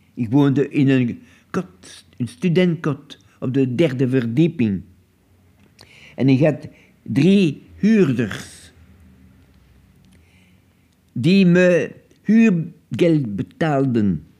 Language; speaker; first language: Dutch; non-native, local second language; French